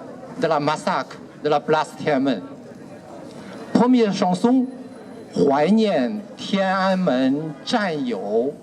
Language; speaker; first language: French; non-native, fluent; Chinese